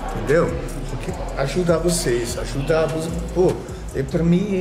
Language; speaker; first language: Portuguese; non-native, learner; Spanish